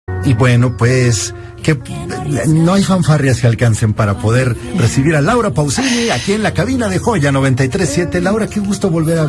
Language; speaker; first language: Spanish; native; Spanish